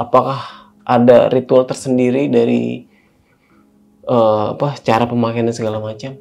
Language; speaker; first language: Indonesian; native; Indonesian